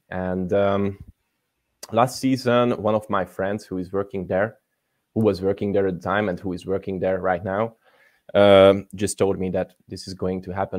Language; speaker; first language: English; non-native, fluent; Hungarian